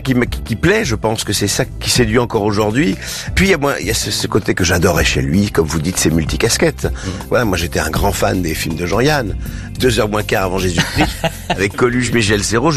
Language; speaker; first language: French; native; French